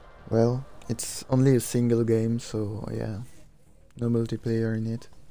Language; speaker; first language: English; non-native, fluent; French